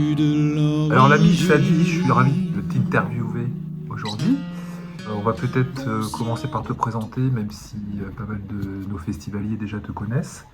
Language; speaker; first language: French; native; French